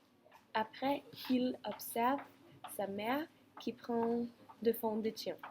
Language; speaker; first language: French; non-native, learner; Danish